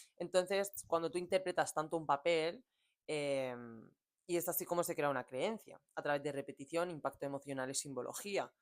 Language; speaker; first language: Spanish; early bilingual, other home language; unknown